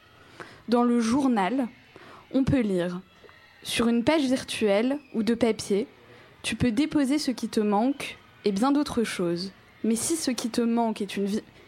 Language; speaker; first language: French; native; French